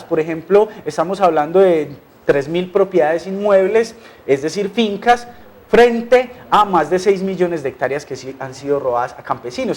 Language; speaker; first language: Spanish; native; Spanish